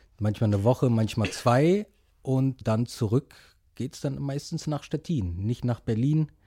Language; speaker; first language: German; native; German